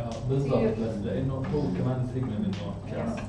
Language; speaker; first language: Arabic; native; Arabic